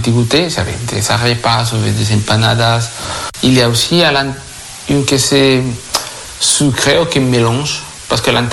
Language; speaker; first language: French; non-native, fluent; Spanish